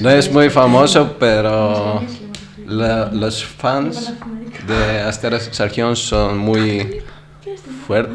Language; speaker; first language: Spanish; non-native, learner; Greek